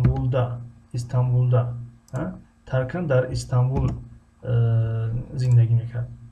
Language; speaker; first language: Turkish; non-native, fluent; Tajik